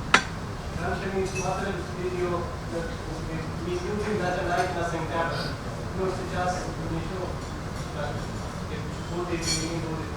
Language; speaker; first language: Russian; non-native, learner; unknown